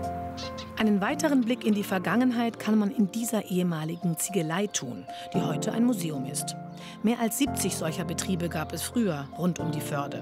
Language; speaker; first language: German; native; German